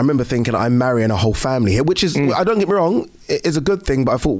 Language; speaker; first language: English; native; English